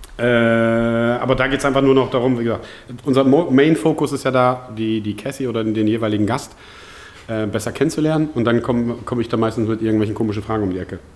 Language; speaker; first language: German; native; German